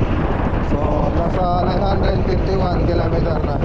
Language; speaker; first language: Filipino; native; Filipino